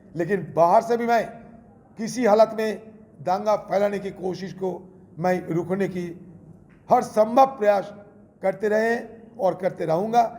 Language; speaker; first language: Hindi; non-native, local second language; Bangla